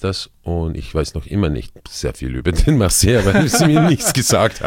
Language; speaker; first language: German; non-native, fluent; Croatian